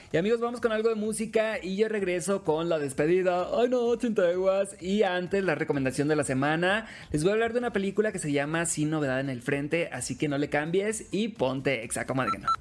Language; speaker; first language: Spanish; native; Spanish